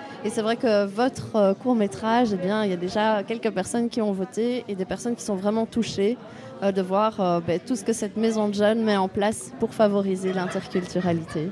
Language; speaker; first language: French; native; French